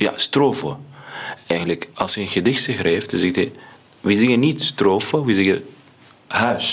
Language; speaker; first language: Dutch; non-native, learner; Arabic